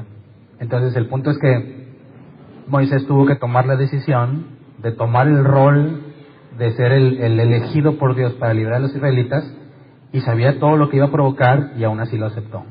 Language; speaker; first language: Spanish; native; Spanish